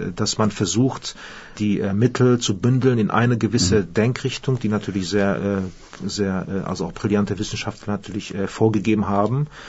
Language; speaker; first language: German; non-native, fluent; English